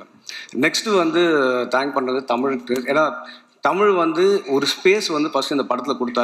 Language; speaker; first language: Tamil; native; Tamil